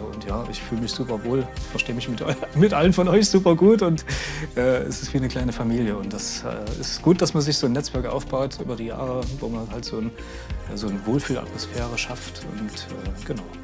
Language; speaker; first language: German; native; German